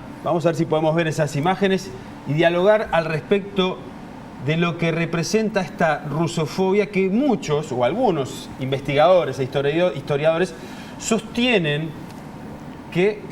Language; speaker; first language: Spanish; native; Spanish